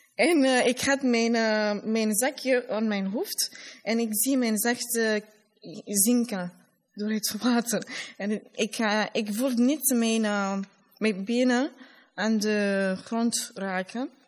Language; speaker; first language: Dutch; non-native, learner; Fula